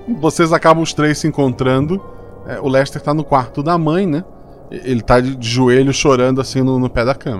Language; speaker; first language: Portuguese; native; Portuguese